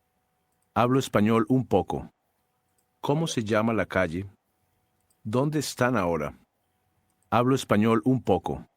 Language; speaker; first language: Spanish; non-native, learner; English